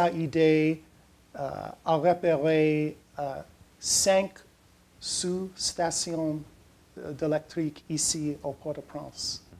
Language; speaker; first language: French; non-native, learner; English